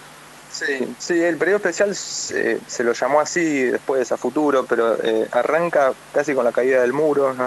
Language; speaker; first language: Spanish; native; Spanish